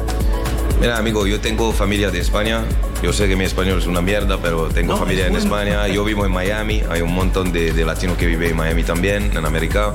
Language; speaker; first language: Spanish; non-native, learner; French